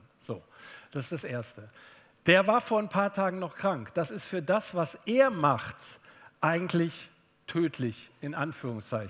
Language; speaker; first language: German; native; German